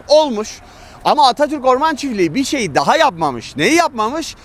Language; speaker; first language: Turkish; native; Turkish